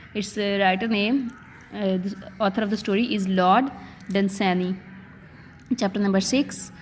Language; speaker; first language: English; non-native, local second language; Urdu